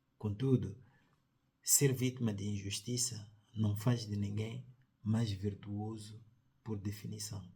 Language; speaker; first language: Portuguese; non-native, local second language; Tsonga